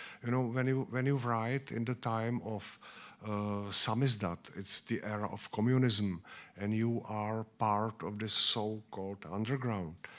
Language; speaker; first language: English; non-native, learner; Czech